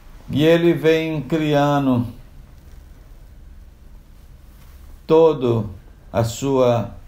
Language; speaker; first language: Portuguese; non-native, local second language; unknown